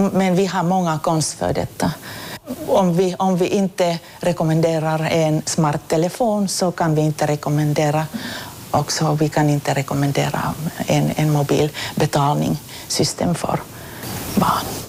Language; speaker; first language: Swedish; non-native, local second language; Finnish